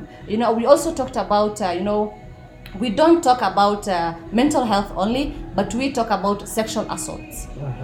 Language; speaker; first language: English; non-native, local second language; Somali